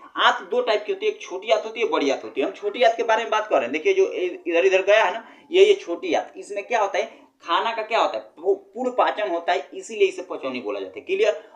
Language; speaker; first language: Hindi; native; Hindi